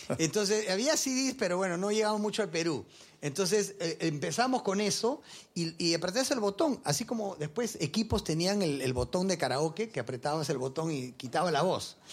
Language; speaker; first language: Spanish; early bilingual, heritage; Spanish